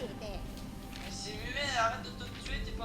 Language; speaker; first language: French; native; French